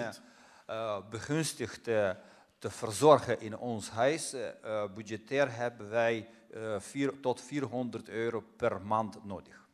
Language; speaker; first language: Dutch; non-native, fluent; Russian